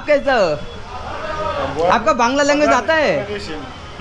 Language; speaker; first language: Hindi; non-native, learner; Bangla